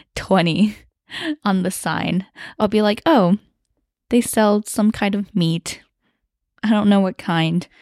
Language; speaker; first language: English; early bilingual, other home language; Chinese